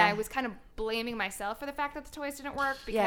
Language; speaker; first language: English; native; English